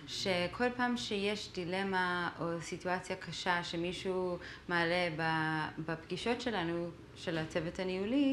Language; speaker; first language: Hebrew; non-native, fluent; English